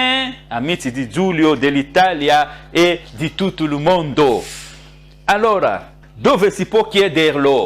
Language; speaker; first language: Italian; non-native, fluent; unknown